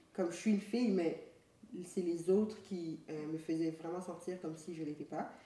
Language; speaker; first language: French; native; French